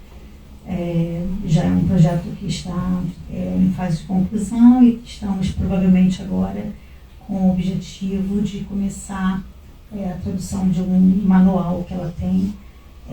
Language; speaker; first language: Portuguese; native; Portuguese